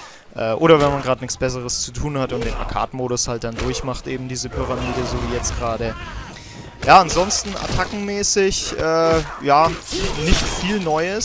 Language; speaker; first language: German; native; German